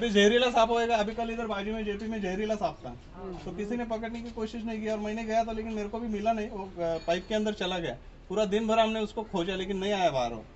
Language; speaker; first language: Hindi; non-native, local second language; Marathi